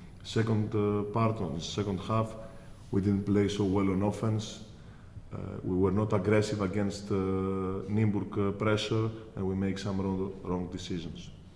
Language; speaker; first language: English; non-native, fluent; Greek